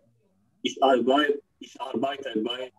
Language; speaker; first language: German; non-native, learner; Turkish